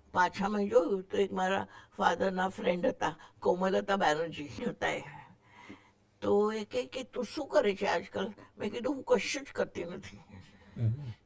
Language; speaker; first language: Gujarati; non-native, local second language; Marathi